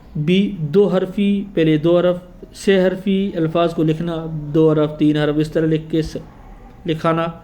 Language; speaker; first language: Urdu; native; Urdu